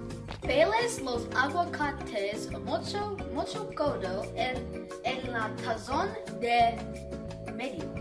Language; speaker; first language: Spanish; non-native, learner; English